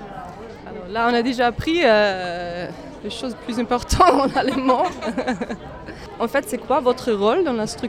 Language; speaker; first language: French; non-native, fluent; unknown